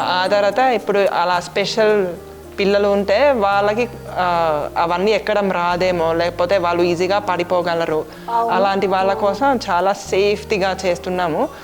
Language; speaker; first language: Telugu; non-native, fluent; Finnish